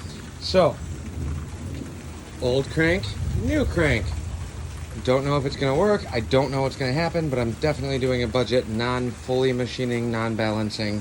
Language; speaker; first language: English; native; English